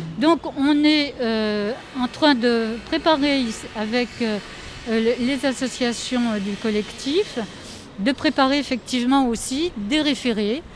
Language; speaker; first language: French; native; French